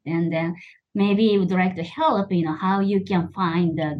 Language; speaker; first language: English; non-native, fluent; Japanese